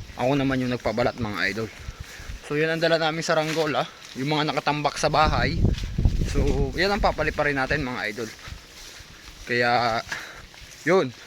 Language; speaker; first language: Filipino; native; Filipino